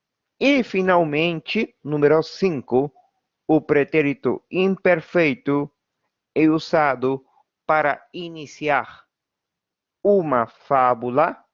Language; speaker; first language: Portuguese; non-native, fluent; Spanish